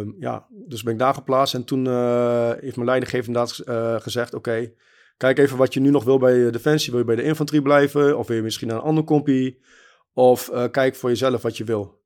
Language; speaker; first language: Dutch; early bilingual, other home language; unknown